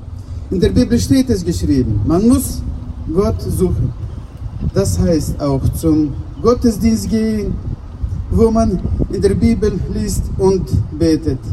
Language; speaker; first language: German; non-native, fluent; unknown